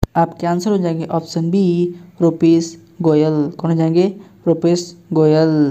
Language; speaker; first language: Hindi; native; Hindi